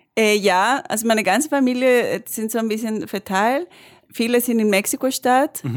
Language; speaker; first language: German; non-native, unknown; Spanish